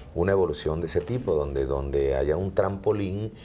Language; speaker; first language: Spanish; native; Spanish